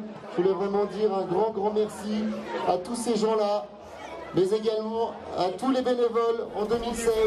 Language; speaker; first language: French; native; French